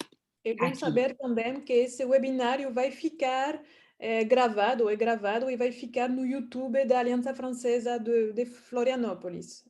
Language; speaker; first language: Portuguese; non-native, fluent; French